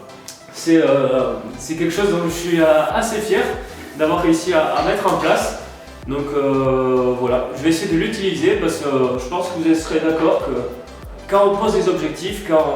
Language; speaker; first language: French; native; French